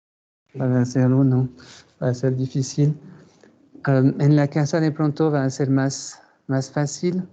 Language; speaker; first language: Spanish; non-native, fluent; French